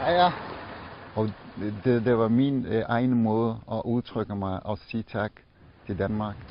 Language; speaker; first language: Danish; non-native, fluent; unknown